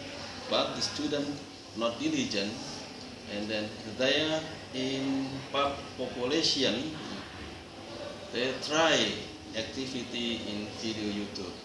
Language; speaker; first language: English; non-native, learner; Indonesian